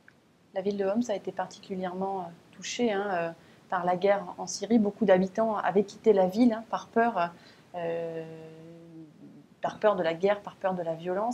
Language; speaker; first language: French; native; French